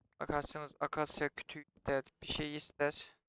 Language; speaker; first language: Turkish; native; Turkish